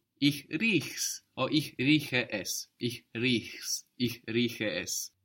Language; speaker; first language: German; non-native, fluent; English